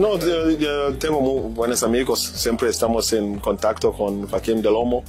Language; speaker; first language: Spanish; non-native, fluent; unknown